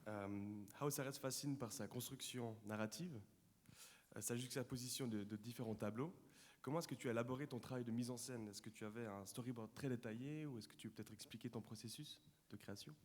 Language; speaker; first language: French; native; French